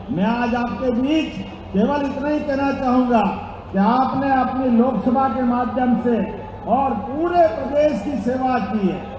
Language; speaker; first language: Hindi; native; Hindi